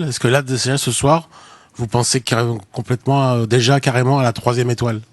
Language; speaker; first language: French; native; French